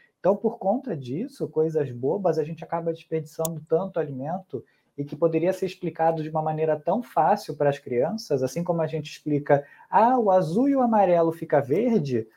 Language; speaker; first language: Portuguese; early bilingual, other home language; Spanish